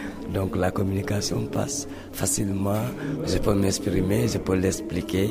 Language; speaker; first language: French; non-native, local second language; Mandingo